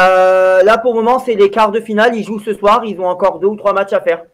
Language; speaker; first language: French; native; French